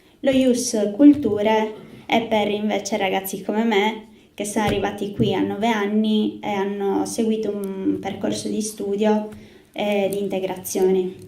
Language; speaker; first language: Italian; early bilingual, other home language; Spanish